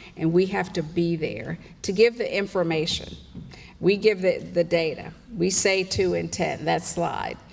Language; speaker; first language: English; native; English